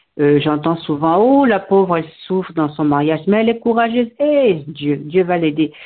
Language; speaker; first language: French; non-native, local second language; Bambara